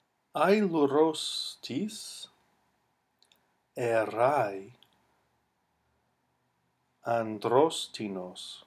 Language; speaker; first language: Greek; non-native, fluent; English